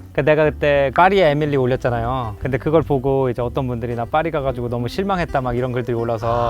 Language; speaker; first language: Korean; native; Korean